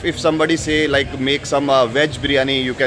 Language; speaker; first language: English; non-native, local second language; Hindi